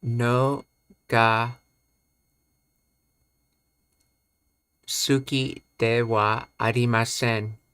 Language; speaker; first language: Japanese; non-native, learner; English